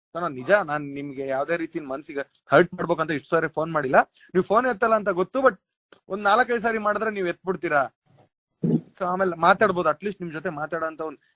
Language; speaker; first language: Kannada; native; Kannada